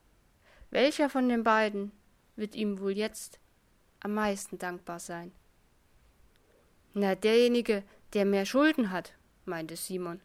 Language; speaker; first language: German; native; German